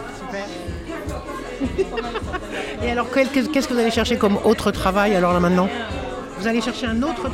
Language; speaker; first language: French; native; French